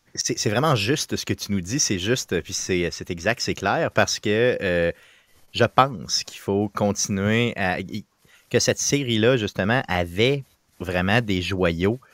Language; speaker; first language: French; native; French